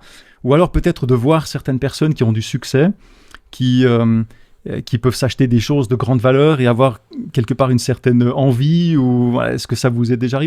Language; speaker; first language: French; native; French